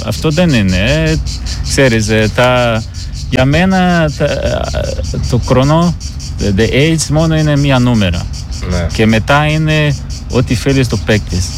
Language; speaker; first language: Greek; non-native, learner; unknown